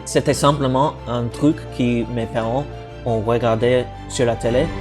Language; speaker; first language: French; non-native, learner; English